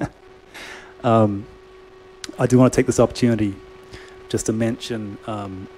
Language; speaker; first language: English; native; English